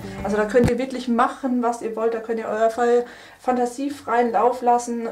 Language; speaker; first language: German; native; German